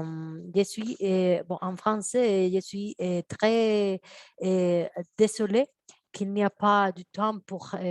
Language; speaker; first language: French; non-native, fluent; Spanish